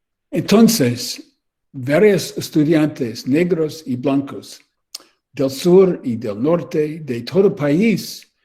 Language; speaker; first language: Spanish; non-native, learner; English